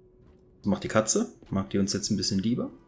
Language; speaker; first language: German; native; German